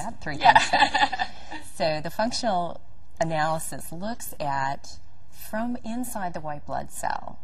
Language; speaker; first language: English; native; English